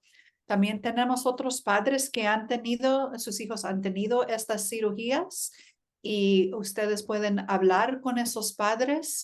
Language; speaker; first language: Spanish; early bilingual, heritage; Spanish